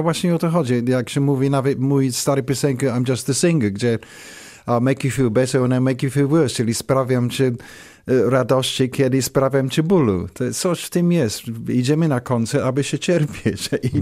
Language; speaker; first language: Polish; non-native, learner; English